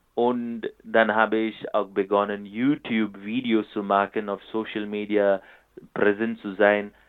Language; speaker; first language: German; non-native, fluent; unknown